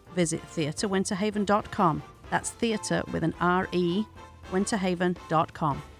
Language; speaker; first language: English; native; English